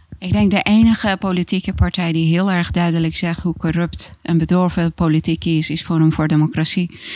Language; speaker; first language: Dutch; non-native, fluent; Persian